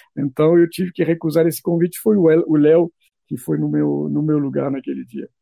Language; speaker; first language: Portuguese; non-native, fluent; French